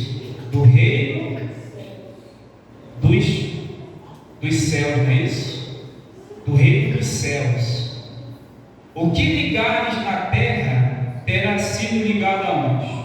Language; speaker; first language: Portuguese; native; Portuguese